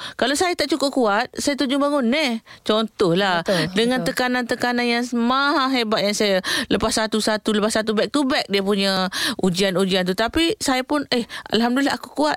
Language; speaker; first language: Malay; native; Malay